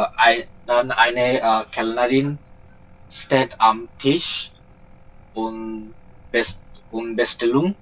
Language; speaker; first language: German; non-native, learner; Bangla